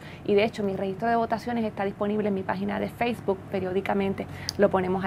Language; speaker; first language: Spanish; native; Spanish